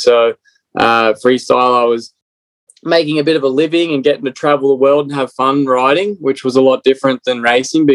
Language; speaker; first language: English; native; English